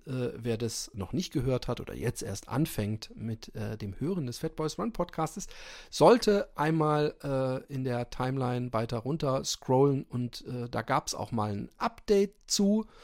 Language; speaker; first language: German; native; German